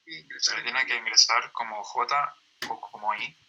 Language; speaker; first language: Spanish; native; Spanish